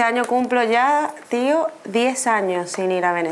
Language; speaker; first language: Spanish; native; Spanish